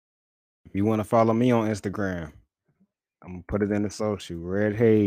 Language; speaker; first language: English; native; English